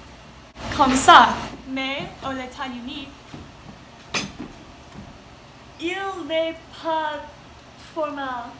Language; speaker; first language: French; non-native, learner; English